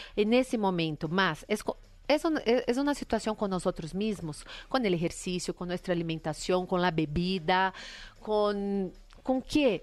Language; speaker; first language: Spanish; non-native, fluent; Portuguese